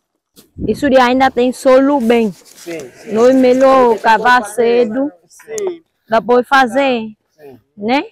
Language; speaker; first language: Portuguese; non-native, learner; Vietnamese